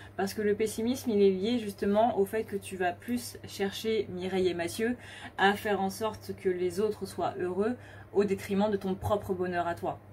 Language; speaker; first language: French; native; French